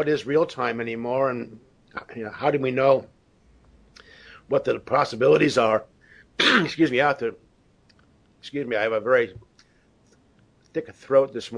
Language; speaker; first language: English; native; English